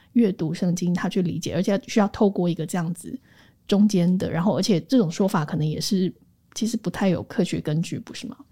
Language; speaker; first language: Chinese; native; Chinese